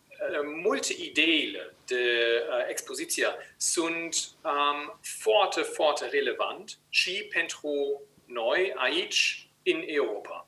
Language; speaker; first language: Romanian; non-native, learner; German